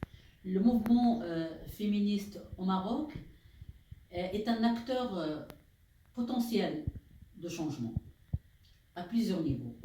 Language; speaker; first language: French; non-native, local second language; Arabic